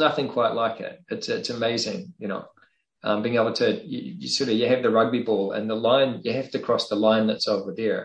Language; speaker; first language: English; native; English